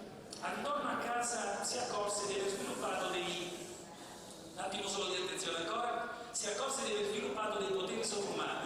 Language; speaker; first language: Italian; native; Italian